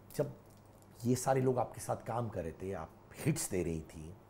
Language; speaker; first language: Hindi; native; Hindi